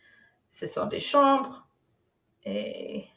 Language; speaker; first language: French; non-native, fluent; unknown